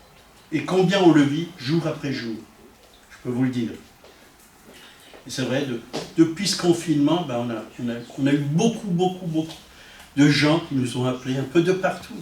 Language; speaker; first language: French; native; French